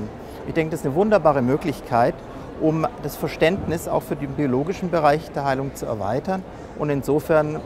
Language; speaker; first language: German; native; German